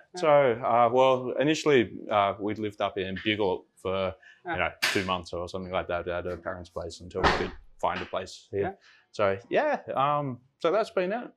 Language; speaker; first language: English; native; English